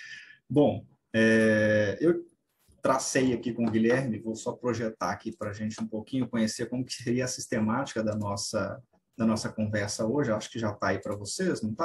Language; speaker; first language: Portuguese; native; Portuguese